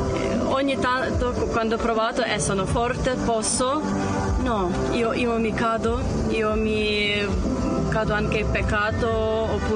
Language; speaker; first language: Italian; non-native, learner; Ukrainian